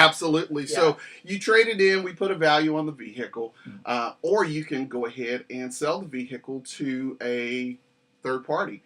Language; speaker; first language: English; native; English